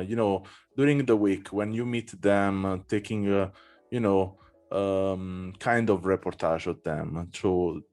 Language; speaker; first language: English; non-native, fluent; Italian